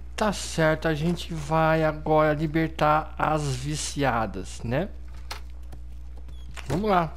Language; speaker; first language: Portuguese; native; Portuguese